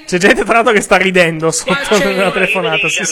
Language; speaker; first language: Italian; native; Italian